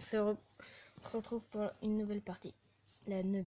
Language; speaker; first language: French; native; French